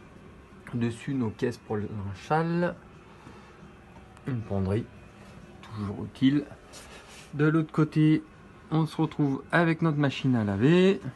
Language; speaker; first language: French; native; French